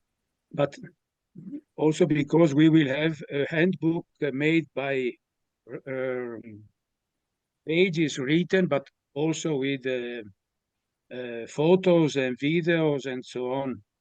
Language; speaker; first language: English; non-native, learner; Italian